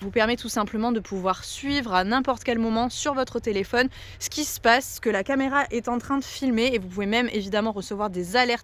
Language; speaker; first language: French; native; French